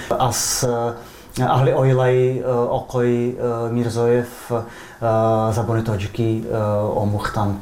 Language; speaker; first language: Persian; non-native, fluent; Czech